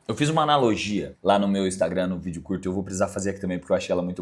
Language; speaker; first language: Portuguese; native; Portuguese